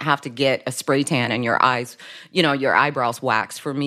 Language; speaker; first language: English; native; English